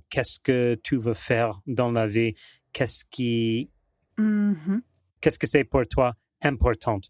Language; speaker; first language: French; non-native, fluent; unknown